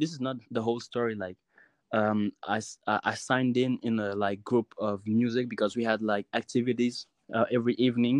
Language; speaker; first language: English; non-native, local second language; French